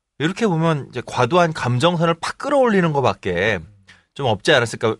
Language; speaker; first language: Korean; native; Korean